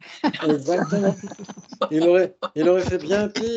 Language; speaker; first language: French; native; French